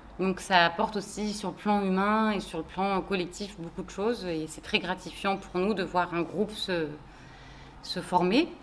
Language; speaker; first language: French; native; French